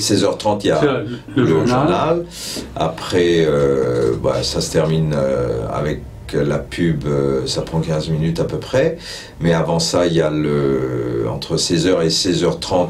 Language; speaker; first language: French; non-native, local second language; Morisyen